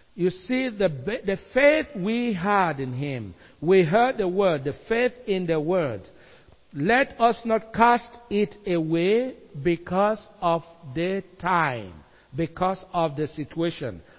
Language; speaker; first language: English; non-native, local second language; Igbo